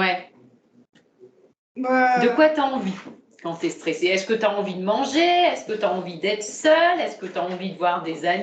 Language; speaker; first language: French; native; French